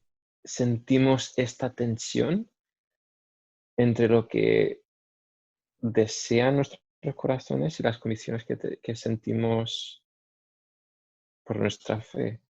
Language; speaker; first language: Spanish; non-native, fluent; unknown